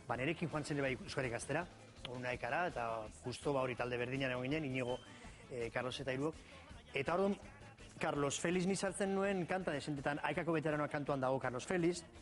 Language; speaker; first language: Basque; non-native, local second language; Spanish